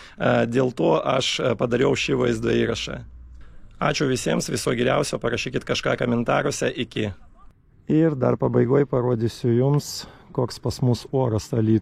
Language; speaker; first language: Lithuanian; non-native, fluent; Russian